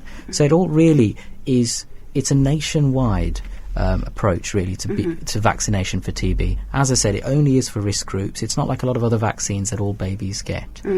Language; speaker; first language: English; native; English